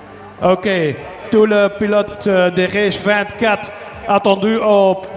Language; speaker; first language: French; non-native, local second language; Dutch